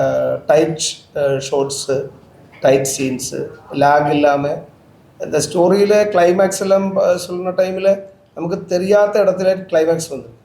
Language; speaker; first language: Tamil; non-native, learner; Malayalam